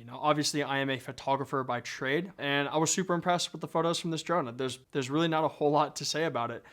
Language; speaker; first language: English; native; English